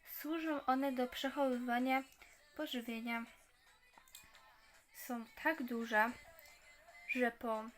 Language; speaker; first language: Polish; native; Polish